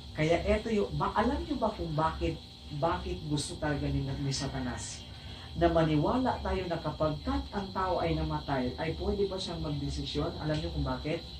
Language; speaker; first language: Filipino; non-native, local second language; Cebuano